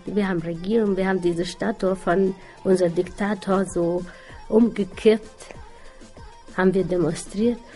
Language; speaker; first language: German; non-native, learner; Albanian